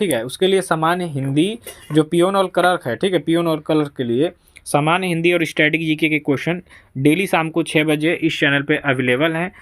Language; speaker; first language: Hindi; native; Hindi